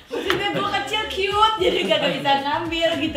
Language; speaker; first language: Indonesian; native; Indonesian